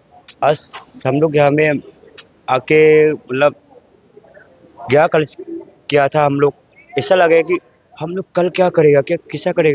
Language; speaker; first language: Hindi; non-native, local second language; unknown